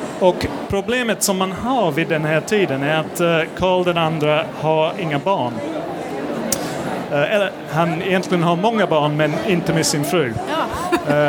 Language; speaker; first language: Swedish; non-native, fluent; English